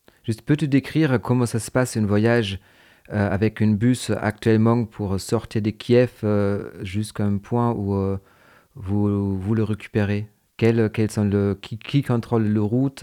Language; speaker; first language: French; native; French